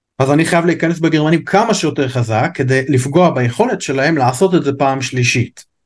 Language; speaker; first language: Hebrew; native; Hebrew